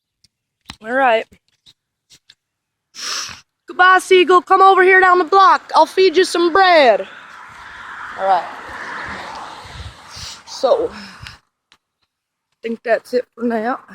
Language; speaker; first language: English; native; English